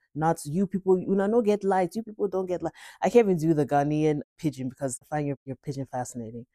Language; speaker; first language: English; native; English